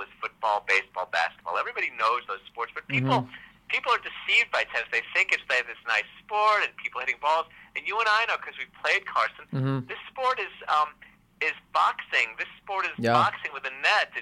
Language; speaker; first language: English; native; English